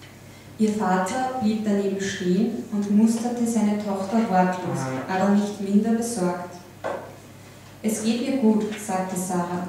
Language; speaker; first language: German; native; German